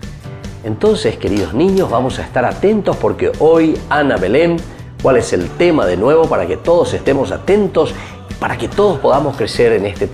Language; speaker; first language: Spanish; native; Spanish